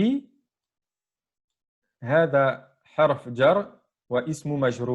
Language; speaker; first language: Arabic; non-native, fluent; French